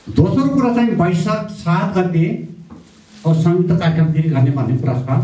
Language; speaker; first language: Nepali; non-native, local second language; Gurung